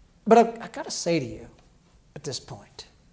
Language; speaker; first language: English; native; English